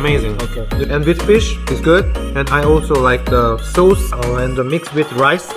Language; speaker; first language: English; non-native, fluent; Korean